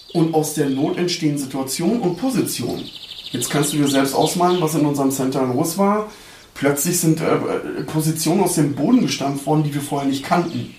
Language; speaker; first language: German; early bilingual, other home language; Turkish